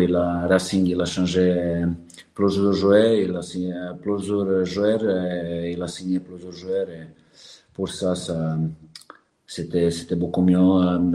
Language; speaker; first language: French; non-native, learner; Serbian